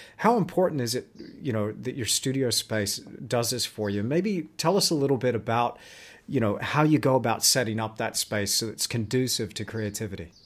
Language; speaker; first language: English; native; English